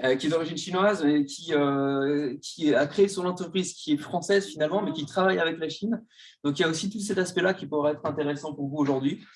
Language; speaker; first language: French; native; French